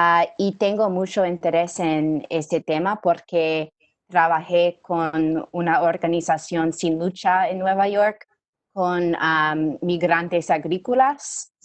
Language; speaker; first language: Spanish; non-native, learner; English